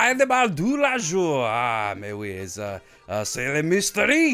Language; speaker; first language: French; non-native, learner; English